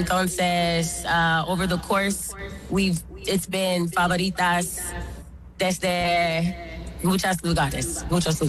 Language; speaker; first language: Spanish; non-native, learner; English